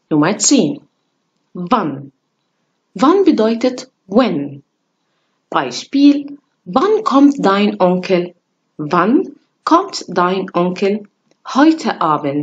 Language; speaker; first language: German; non-native, fluent; Arabic